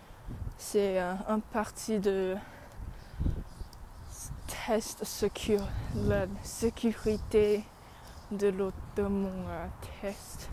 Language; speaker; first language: French; non-native, learner; English